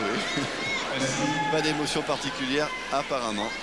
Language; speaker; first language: French; native; French